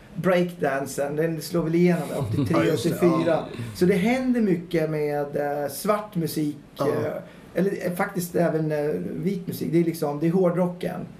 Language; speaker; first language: Swedish; native; Swedish